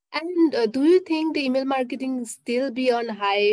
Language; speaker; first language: English; non-native, local second language; Nepali